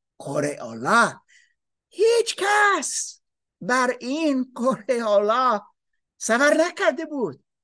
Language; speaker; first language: Persian; non-native, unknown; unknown